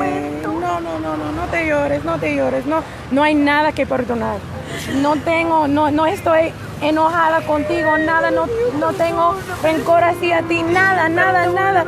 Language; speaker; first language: Spanish; non-native, learner; English